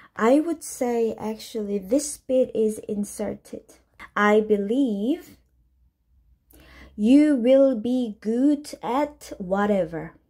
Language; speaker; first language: English; non-native, fluent; Korean